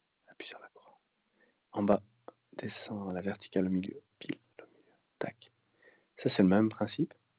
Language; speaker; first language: French; native; French